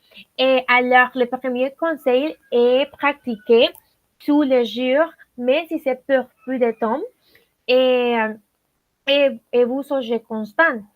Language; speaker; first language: French; non-native, learner; Spanish